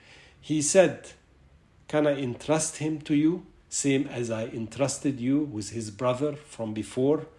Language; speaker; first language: English; non-native, fluent; Arabic